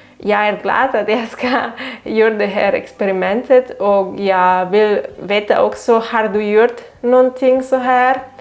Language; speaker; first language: Swedish; non-native, learner; Catalan